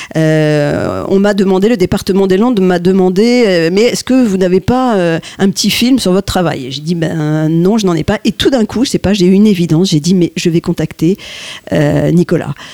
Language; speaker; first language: French; native; French